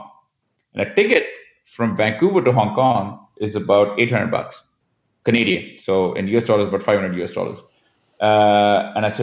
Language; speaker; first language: English; non-native, local second language; Hindi